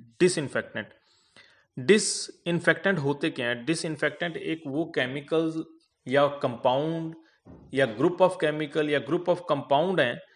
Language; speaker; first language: Hindi; non-native, local second language; Punjabi